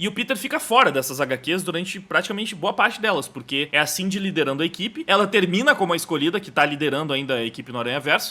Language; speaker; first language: Portuguese; native; Portuguese